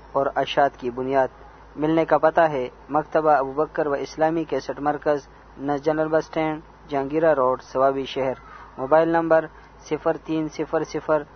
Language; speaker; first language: Urdu; non-native, local second language; Pashto